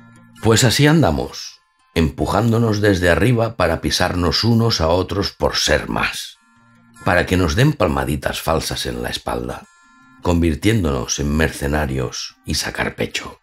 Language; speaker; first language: Spanish; native; Spanish